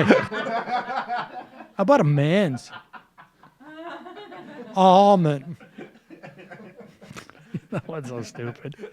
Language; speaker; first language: English; native; English